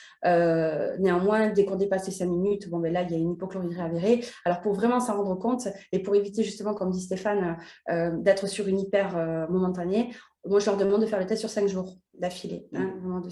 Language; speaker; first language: French; native; French